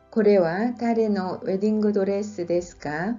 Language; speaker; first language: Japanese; non-native, fluent; Korean